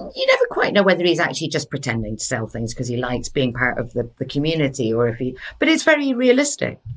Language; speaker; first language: English; early bilingual, other home language; Norwegian